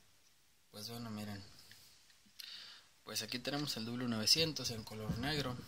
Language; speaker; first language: Spanish; native; Spanish